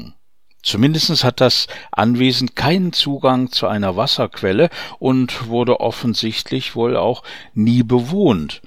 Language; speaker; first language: German; native; German